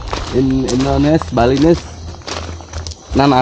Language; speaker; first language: English; non-native, learner; Balinese